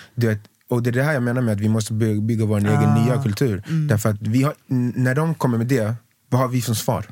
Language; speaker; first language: Swedish; early bilingual, other home language; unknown